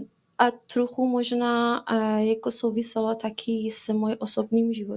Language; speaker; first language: Czech; non-native, fluent; Persian